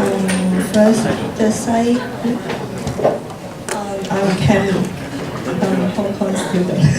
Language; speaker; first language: English; non-native, learner; Cantonese